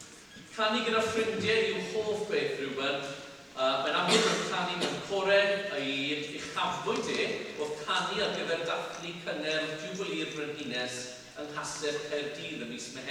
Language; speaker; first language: Welsh; native; Welsh